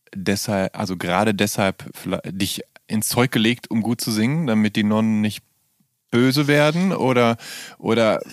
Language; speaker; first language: German; native; German